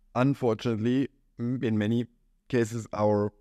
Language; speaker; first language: English; non-native, fluent; German